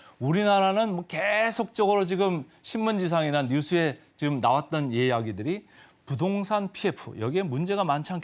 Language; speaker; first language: Korean; native; Korean